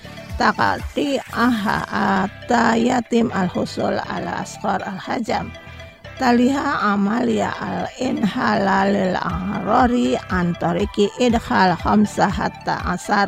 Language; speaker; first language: Arabic; non-native, learner; Indonesian